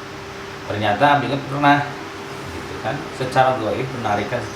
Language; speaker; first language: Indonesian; non-native, local second language; Sundanese